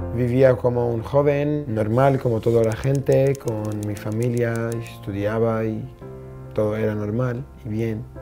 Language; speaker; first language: Spanish; non-native, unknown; Arabic